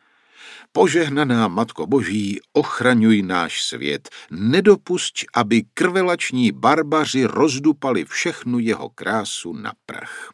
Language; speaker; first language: Czech; native; Czech